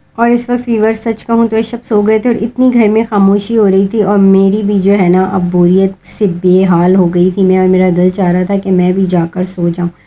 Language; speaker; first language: Urdu; native; Urdu